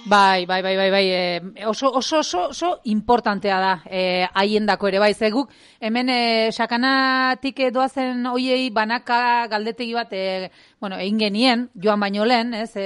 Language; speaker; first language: Basque; native; Basque